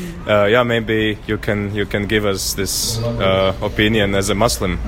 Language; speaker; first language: English; non-native, fluent; Latvian